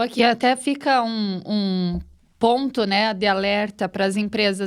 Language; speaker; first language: Portuguese; native; Portuguese